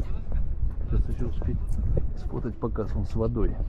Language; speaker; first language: Russian; native; Russian